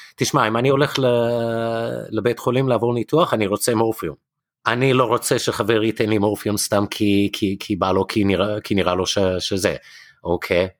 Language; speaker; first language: Hebrew; non-native, fluent; English